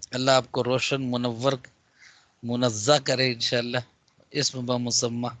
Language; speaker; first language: Urdu; native; Urdu